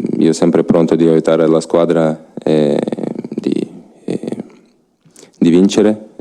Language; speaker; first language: Italian; non-native, learner; Ukrainian